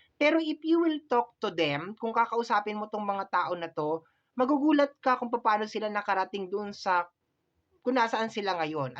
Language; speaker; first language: Filipino; native; Filipino